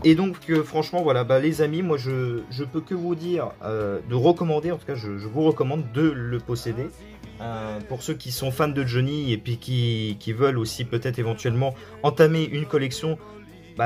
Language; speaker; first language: French; native; French